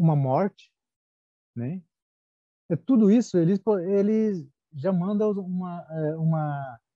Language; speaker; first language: Portuguese; non-native, local second language; Guarani